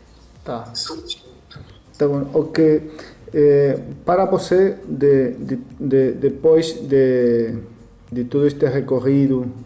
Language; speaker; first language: Portuguese; non-native, learner; Spanish